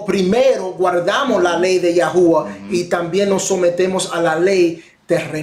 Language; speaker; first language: Spanish; non-native, fluent; English